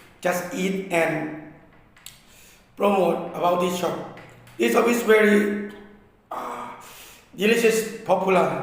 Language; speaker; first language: English; non-native, learner; Lao